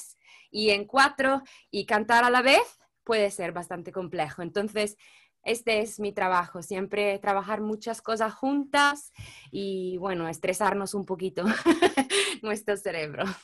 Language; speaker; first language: Spanish; non-native, fluent; Italian